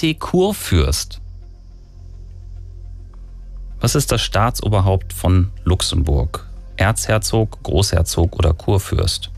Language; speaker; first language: German; native; German